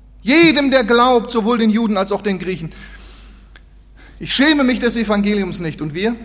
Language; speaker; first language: German; native; German